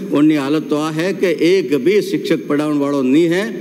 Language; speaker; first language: Hindi; native; Hindi